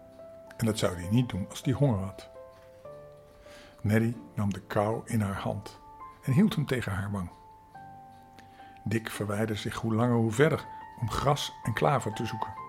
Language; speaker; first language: Dutch; native; Dutch